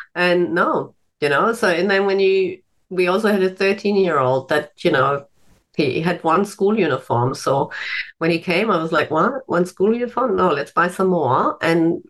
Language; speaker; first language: English; non-native, fluent; German